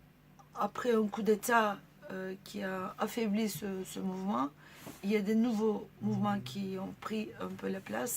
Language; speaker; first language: French; non-native, fluent; Turkish